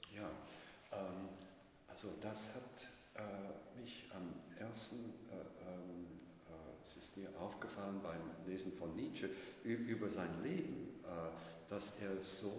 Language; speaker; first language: German; non-native, fluent; English